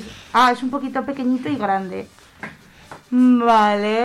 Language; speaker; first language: Spanish; native; Spanish